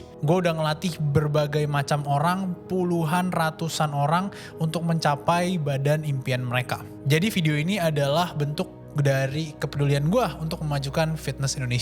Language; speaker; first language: Indonesian; native; Indonesian